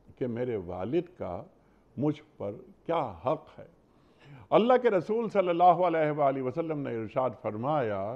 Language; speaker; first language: Urdu; native; Urdu